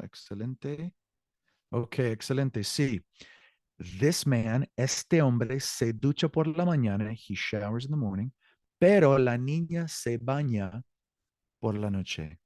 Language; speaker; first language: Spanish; non-native, fluent; English